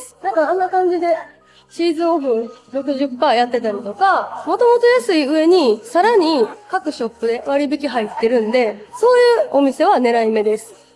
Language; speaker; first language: Japanese; native; Japanese